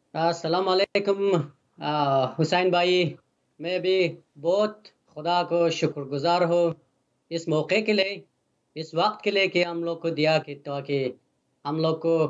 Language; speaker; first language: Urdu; non-native, learner; Persian